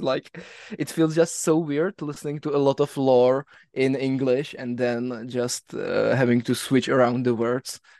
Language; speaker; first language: English; non-native, fluent; Czech